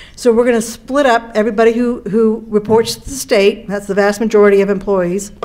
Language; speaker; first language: English; native; English